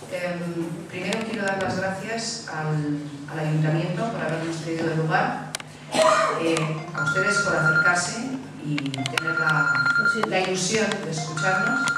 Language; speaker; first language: Spanish; native; Spanish